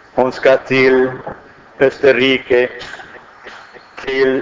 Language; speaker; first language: Swedish; non-native, fluent; Arabic